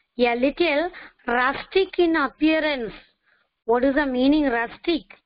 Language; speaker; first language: English; non-native, local second language; Tamil